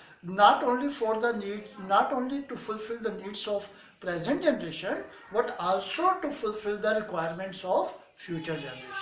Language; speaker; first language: English; non-native, local second language; Hindi